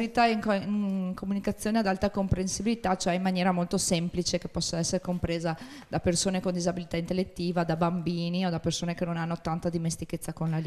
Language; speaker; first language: Italian; native; Italian